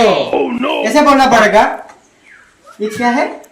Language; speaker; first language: Hindi; non-native, local second language; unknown